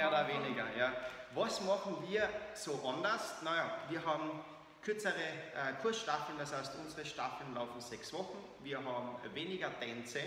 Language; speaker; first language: German; native; German